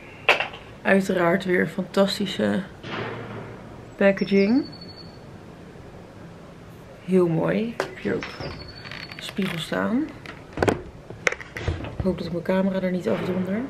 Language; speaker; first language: Dutch; native; Dutch